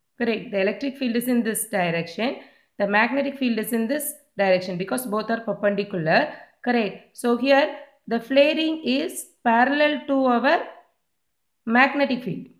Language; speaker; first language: English; non-native, local second language; Tamil